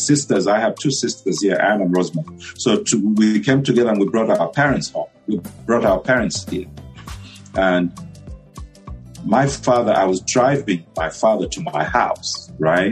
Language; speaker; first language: English; non-native, local second language; Bemba